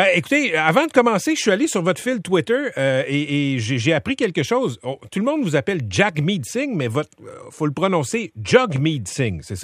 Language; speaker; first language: French; native; French